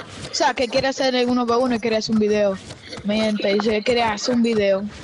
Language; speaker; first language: Spanish; native; Spanish